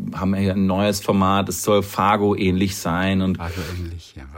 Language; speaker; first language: German; native; German